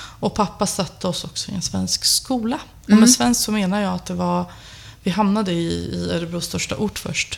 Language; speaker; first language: Swedish; early bilingual, other home language; Albanian